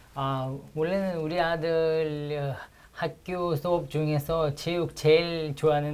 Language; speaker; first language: Korean; non-native, fluent; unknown